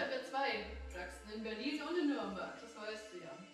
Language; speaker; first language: German; native; German